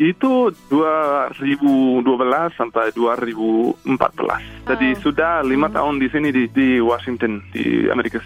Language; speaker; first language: Indonesian; non-native, fluent; English